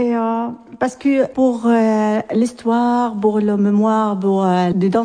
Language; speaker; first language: French; non-native, learner; Arabic